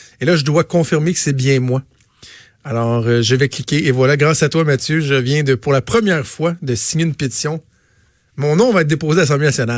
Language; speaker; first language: French; native; French